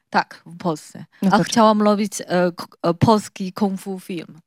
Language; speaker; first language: Polish; non-native, learner; Chinese